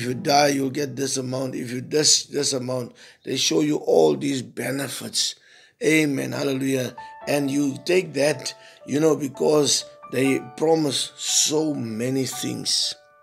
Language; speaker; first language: English; non-native, local second language; Afrikaans